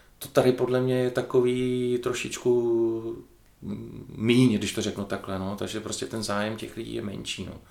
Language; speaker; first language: Czech; native; Czech